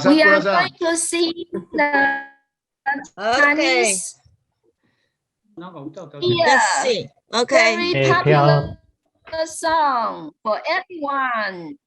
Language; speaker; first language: English; non-native, fluent; Chinese